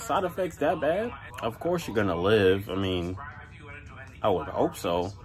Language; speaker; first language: English; native; English